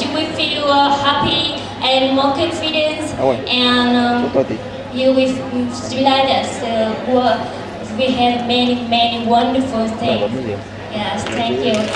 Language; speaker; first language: English; non-native, learner; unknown